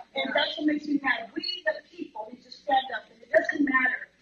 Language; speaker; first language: English; native; English